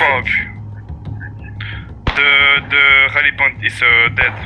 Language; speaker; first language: English; non-native, learner; French